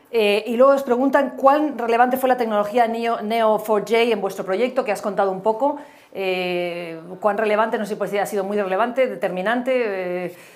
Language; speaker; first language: Spanish; native; Spanish